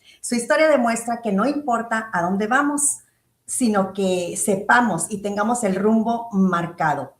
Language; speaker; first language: Spanish; native; Spanish